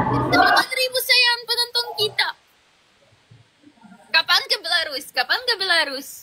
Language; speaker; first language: Indonesian; non-native, fluent; Russian